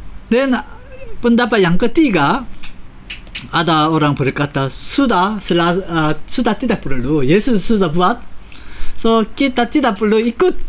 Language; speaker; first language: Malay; non-native, fluent; Korean